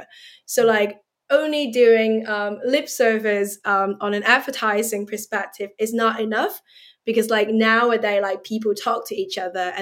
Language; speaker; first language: English; non-native, local second language; Cantonese